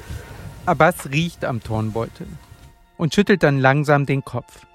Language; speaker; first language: German; native; German